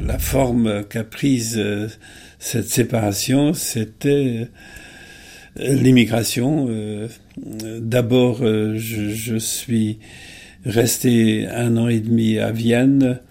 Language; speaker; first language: French; non-native, fluent; Hungarian